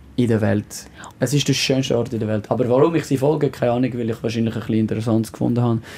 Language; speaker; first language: German; non-native, fluent; French